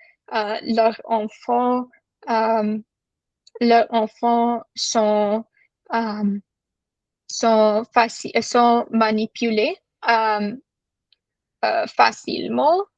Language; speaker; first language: French; non-native, learner; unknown